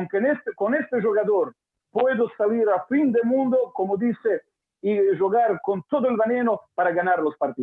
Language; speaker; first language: Portuguese; non-native, learner; Croatian